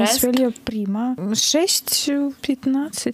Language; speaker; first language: Italian; non-native, learner; Russian